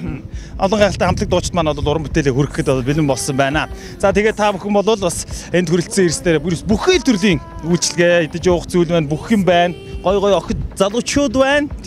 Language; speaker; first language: Mongolian; native; Mongolian